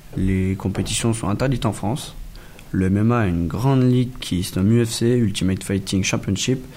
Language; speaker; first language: French; native; French